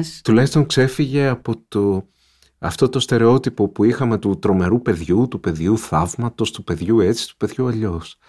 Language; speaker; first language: Greek; native; Greek